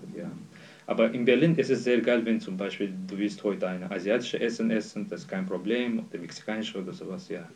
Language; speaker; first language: German; non-native, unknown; Azerbaijani